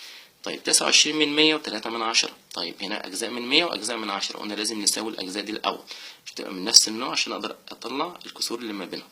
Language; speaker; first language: Arabic; native; Arabic